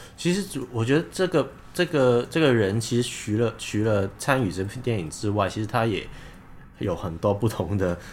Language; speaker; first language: Chinese; non-native, local second language; Cantonese